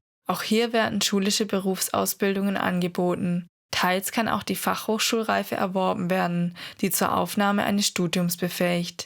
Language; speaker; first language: German; native; German